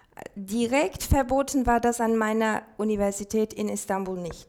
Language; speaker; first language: German; non-native, fluent; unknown